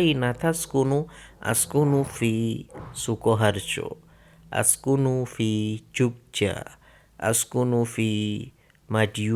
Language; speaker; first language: Arabic; non-native, fluent; Indonesian